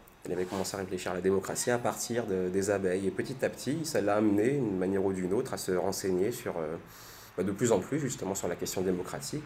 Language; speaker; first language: French; native; French